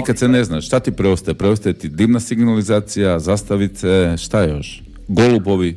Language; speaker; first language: Serbian; native; Serbian